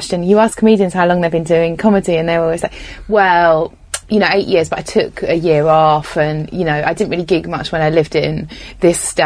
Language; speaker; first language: English; native; English